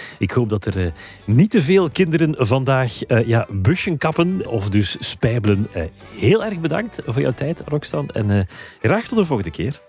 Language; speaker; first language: Dutch; native; Dutch